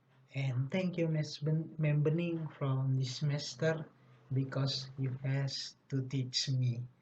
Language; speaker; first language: English; non-native, learner; Indonesian